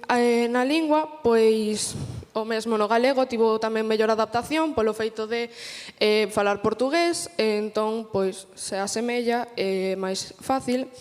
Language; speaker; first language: Galician; early bilingual, other home language; Portuguese